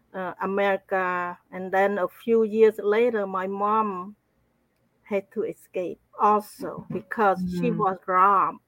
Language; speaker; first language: English; non-native, fluent; Khmer